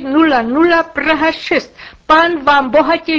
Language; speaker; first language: Czech; native; Czech